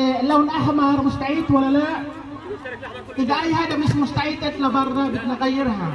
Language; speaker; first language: Arabic; non-native, learner; Indonesian